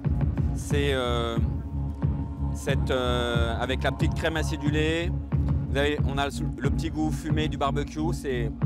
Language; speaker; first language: French; native; French